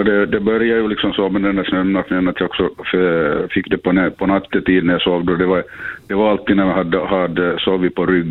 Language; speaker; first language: Swedish; native; Swedish